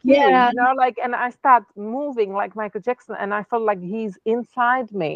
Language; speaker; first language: English; non-native, fluent; Czech